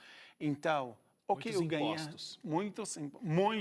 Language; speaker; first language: Portuguese; non-native, learner; Arabic